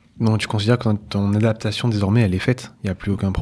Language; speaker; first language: French; native; French